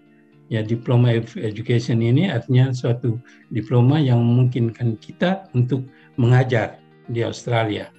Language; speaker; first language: Indonesian; non-native, local second language; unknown